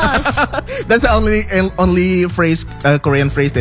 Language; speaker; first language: English; non-native, fluent; Indonesian